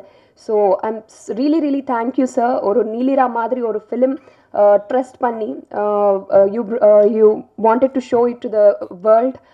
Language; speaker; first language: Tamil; non-native, learner; Telugu